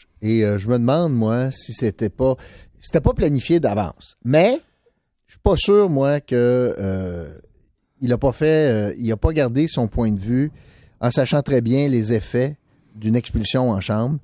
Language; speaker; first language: French; native; French